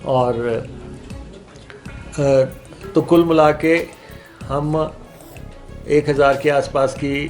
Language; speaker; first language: Hindi; native; Hindi